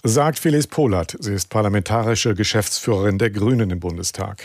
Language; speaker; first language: German; native; German